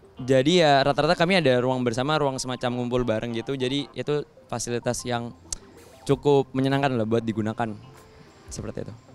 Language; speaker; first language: Indonesian; native; Indonesian